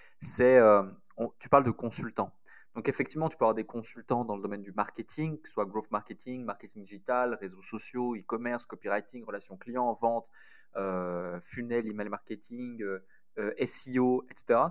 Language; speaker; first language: French; native; French